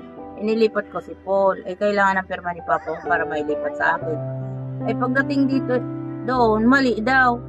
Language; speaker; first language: Filipino; non-native, local second language; Bikol